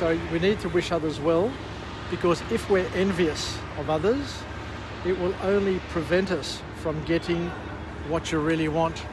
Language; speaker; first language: English; native; English